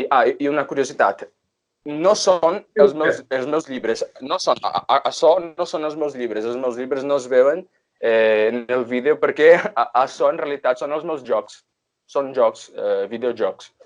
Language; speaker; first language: Catalan; non-native, fluent; Portuguese